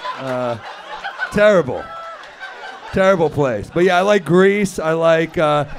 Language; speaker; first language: English; native; English